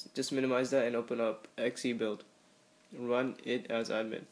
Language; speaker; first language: English; native; English